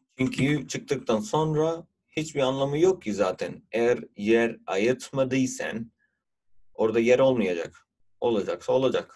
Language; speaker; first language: Turkish; non-native, fluent; Urdu